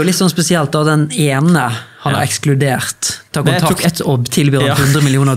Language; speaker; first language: Norwegian; native; Norwegian